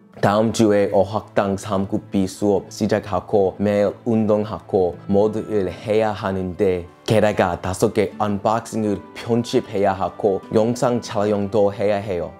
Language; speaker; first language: Korean; non-native, learner; English